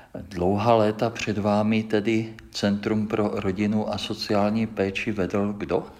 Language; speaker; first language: Czech; native; Czech